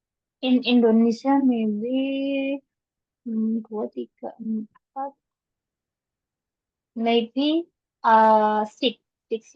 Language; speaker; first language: English; non-native, learner; Indonesian